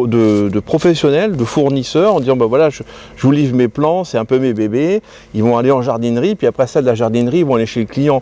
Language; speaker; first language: French; native; French